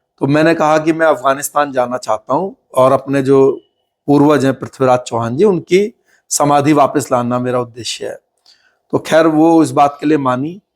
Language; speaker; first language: Hindi; native; Hindi